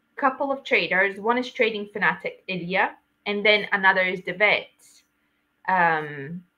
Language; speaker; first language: English; non-native, fluent; Latvian